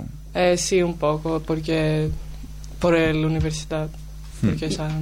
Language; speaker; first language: Spanish; non-native, learner; Greek